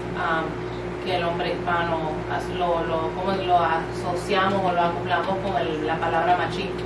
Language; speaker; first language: Spanish; early bilingual, heritage; Spanish